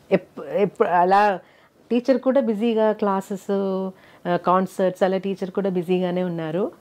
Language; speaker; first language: Telugu; non-native, fluent; Malayalam